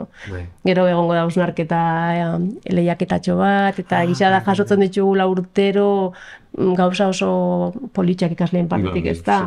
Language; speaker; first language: Basque; native; Basque